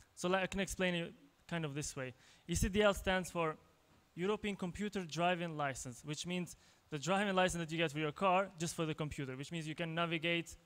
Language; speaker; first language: English; non-native, fluent; Albanian